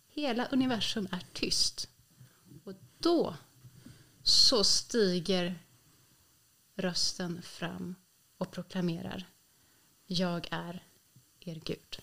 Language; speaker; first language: Swedish; native; Swedish